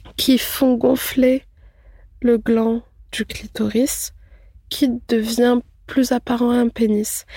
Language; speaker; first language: French; non-native, local second language; Arabic